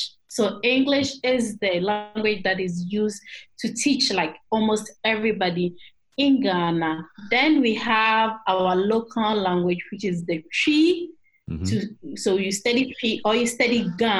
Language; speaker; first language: English; non-native, local second language; Akan